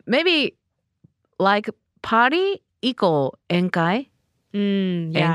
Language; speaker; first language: English; non-native, learner; Japanese